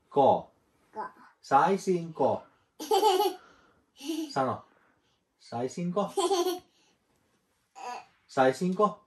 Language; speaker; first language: Vietnamese; non-native, learner; Finnish